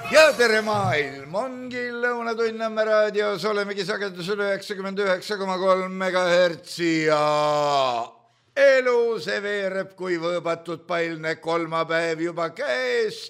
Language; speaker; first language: Estonian; native; Estonian